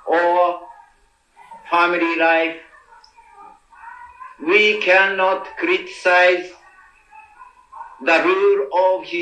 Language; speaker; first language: English; non-native, learner; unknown